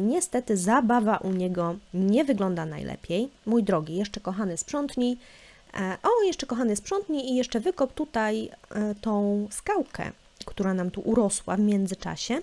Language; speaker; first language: Polish; native; Polish